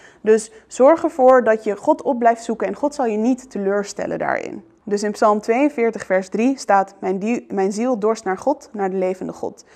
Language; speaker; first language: Dutch; early bilingual, other home language; Arabic